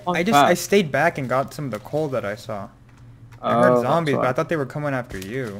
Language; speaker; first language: English; native; English